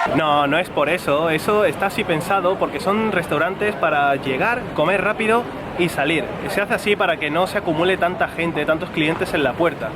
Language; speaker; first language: Spanish; native; Spanish